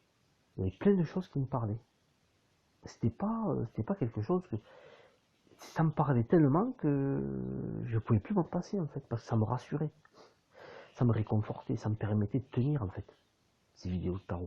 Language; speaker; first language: French; native; French